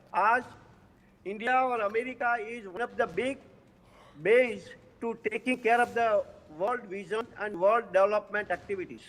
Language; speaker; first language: Hindi; non-native, local second language; Gujarati